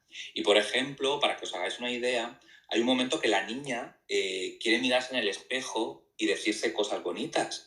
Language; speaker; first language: Spanish; native; Spanish